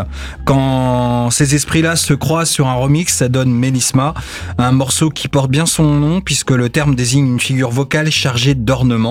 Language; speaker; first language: French; native; French